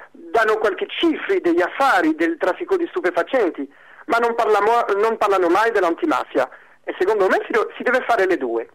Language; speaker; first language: Italian; non-native, fluent; French